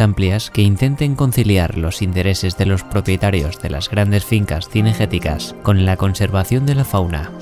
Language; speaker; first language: Spanish; native; Spanish